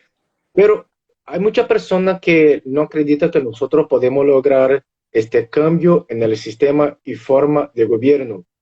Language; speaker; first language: Spanish; non-native, fluent; Portuguese